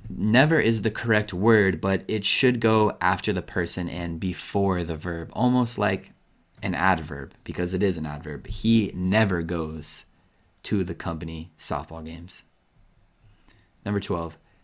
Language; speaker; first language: English; native; English